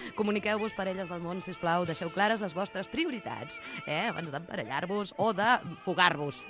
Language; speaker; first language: Catalan; early bilingual, other home language; Spanish